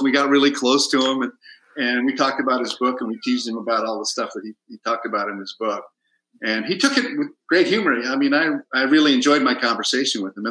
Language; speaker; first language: English; early bilingual, other home language; Spanish